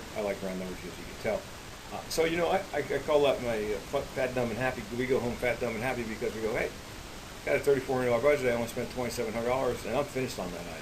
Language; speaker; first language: English; native; English